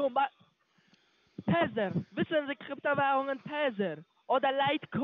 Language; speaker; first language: German; non-native, learner; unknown